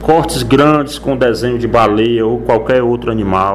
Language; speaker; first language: Portuguese; native; Portuguese